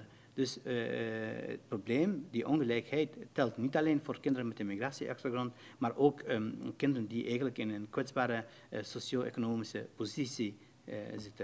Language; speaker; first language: Dutch; non-native, fluent; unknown